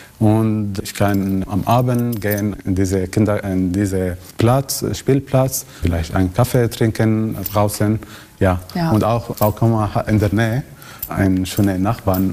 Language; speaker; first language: German; non-native, learner; Arabic